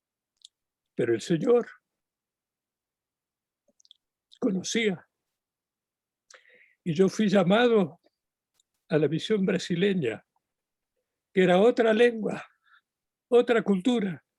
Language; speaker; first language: Spanish; non-native, fluent; English